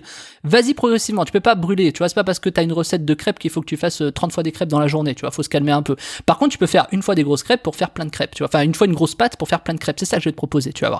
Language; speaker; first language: French; native; French